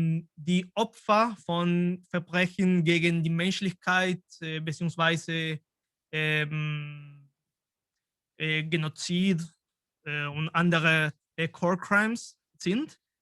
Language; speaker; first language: German; non-native, fluent; Spanish